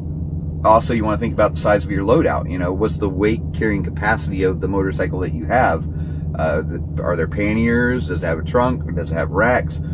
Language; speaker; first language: English; native; English